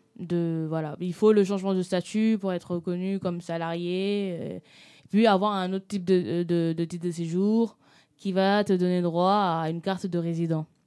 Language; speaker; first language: French; non-native, local second language; Wolof